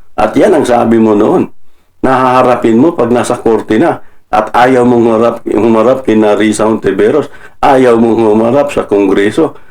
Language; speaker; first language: Filipino; non-native, local second language; Cebuano